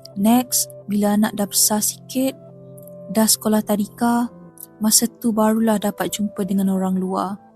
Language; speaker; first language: Malay; native; Malay